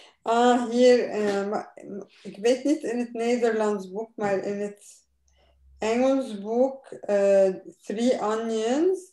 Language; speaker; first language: Dutch; non-native, fluent; Arabic